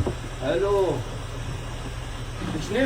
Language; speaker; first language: Arabic; native; Arabic